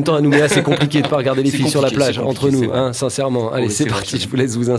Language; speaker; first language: French; native; French